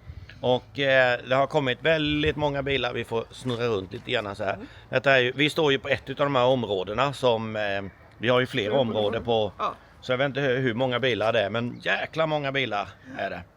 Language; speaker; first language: Swedish; native; Swedish